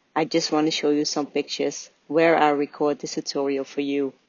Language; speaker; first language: English; non-native, fluent; Dutch